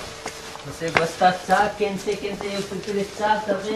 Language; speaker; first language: Portuguese; non-native, learner; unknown